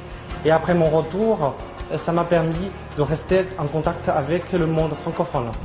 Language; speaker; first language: French; non-native, fluent; Chinese